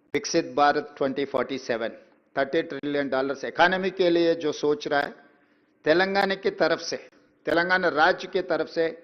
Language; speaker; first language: Hindi; non-native, local second language; Telugu